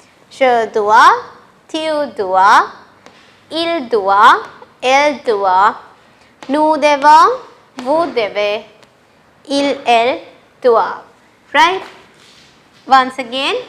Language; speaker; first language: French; non-native, fluent; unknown